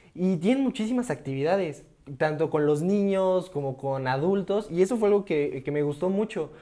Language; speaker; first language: Spanish; native; Spanish